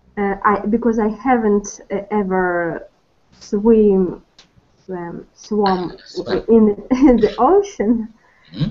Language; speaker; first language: English; non-native, learner; Russian